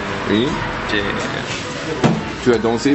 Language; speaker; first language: French; non-native, learner; German